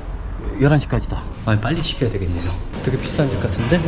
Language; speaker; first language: Korean; native; Korean